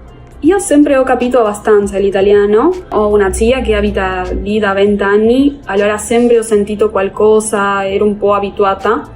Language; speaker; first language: Italian; non-native, fluent; Spanish